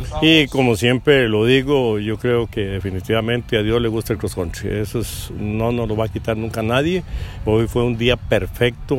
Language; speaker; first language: Spanish; native; Spanish